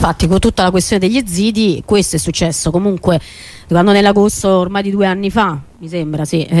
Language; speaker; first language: Italian; native; Italian